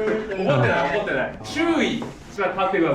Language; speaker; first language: Japanese; native; Japanese